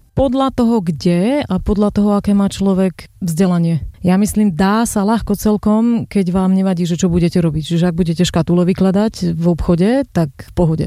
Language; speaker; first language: Slovak; native; Slovak